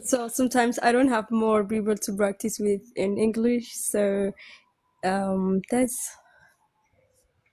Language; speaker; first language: English; non-native, learner; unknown